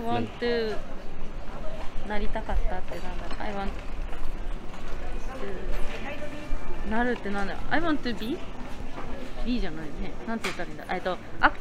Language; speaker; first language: Japanese; native; Japanese